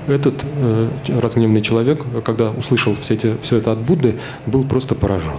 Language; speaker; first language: Russian; native; Russian